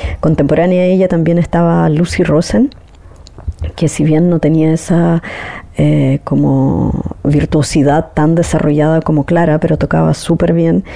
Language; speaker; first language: Spanish; native; Spanish